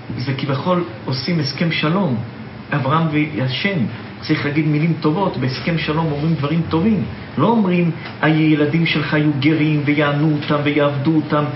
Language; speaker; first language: Hebrew; native; Hebrew